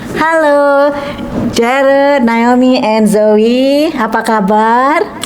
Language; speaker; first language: Indonesian; native; Indonesian